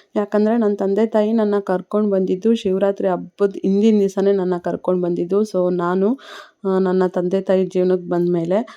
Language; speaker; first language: Kannada; non-native, local second language; Tamil